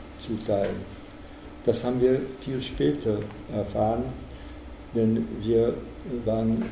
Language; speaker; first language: German; non-native, fluent; Czech